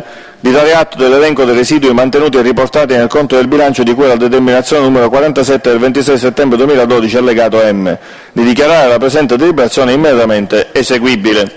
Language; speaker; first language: Italian; native; Italian